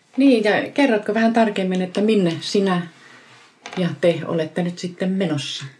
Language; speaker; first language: Finnish; native; Finnish